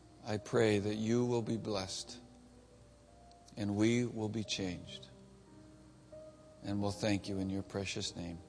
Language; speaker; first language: English; native; English